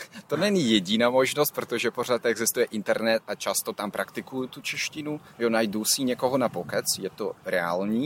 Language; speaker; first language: Czech; non-native, fluent; Ukrainian